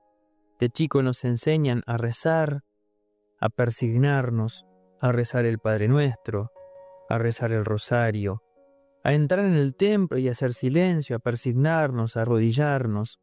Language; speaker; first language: Spanish; native; Spanish